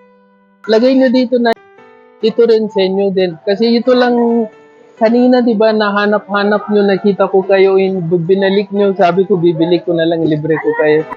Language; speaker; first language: Filipino; non-native, learner; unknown